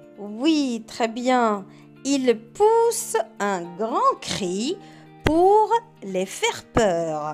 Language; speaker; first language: French; non-native, local second language; Arabic